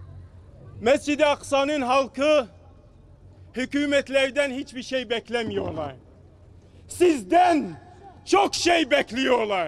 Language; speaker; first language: Turkish; non-native, fluent; Arabic